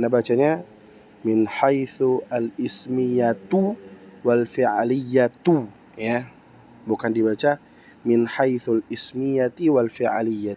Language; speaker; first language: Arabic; non-native, fluent; Indonesian